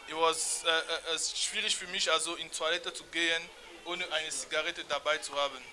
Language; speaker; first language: German; non-native, learner; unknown